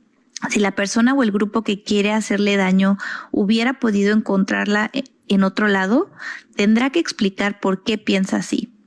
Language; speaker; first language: Spanish; native; Spanish